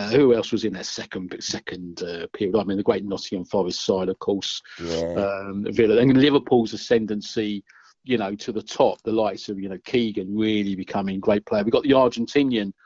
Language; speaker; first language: English; native; English